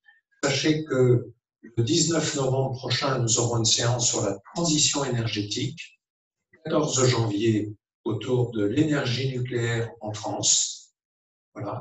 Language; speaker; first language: French; native; French